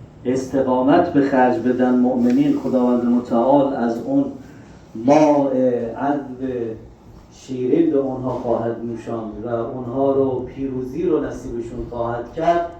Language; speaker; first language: Persian; native; Persian